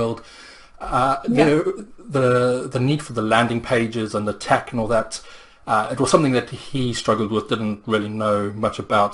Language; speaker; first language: English; native; English